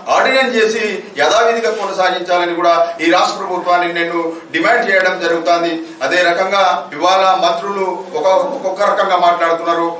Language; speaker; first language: Telugu; non-native, local second language; Gondi